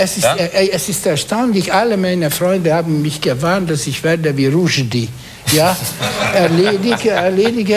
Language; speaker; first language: German; non-native, fluent; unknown